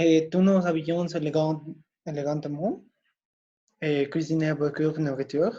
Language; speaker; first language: French; non-native, learner; Spanish